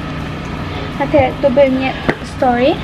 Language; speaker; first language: Albanian; early bilingual, heritage; Albanian